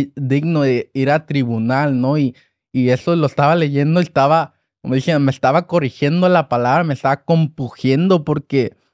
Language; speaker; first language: Spanish; early bilingual, heritage; Spanish